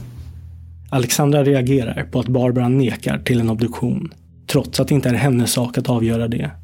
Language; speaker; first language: Swedish; native; Swedish